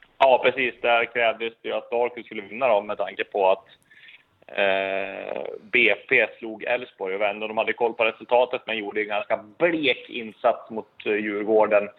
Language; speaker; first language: Swedish; native; Swedish